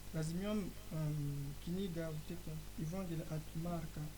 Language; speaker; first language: Russian; non-native, learner; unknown